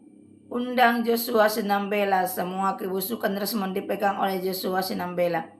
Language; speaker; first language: Indonesian; native; Indonesian